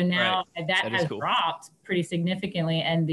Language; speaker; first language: English; native; English